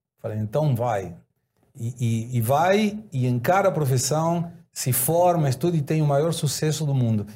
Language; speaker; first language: Portuguese; non-native, fluent; Spanish